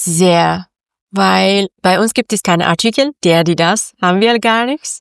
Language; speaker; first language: German; non-native, learner; Persian